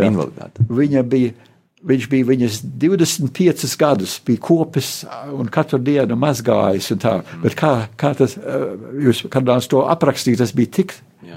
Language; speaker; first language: Latvian; early bilingual, heritage; Latvian